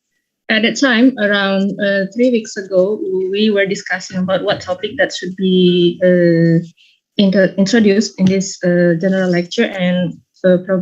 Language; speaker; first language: English; non-native, fluent; Indonesian